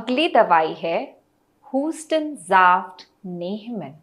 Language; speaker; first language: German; non-native, fluent; Hindi